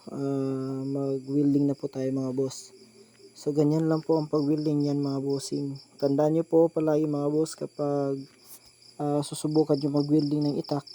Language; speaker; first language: Filipino; non-native, local second language; Cebuano